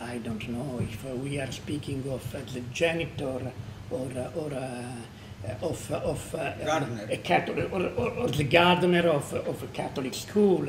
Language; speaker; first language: English; non-native, fluent; Italian